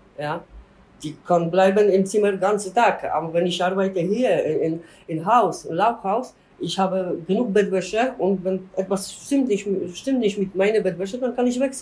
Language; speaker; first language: German; non-native, learner; Polish